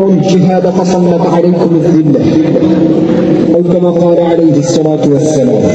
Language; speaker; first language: Arabic; non-native, learner; Bangla